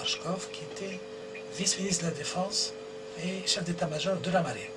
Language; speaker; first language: French; non-native, local second language; Arabic